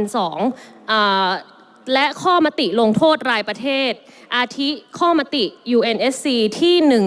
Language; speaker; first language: Thai; native; Thai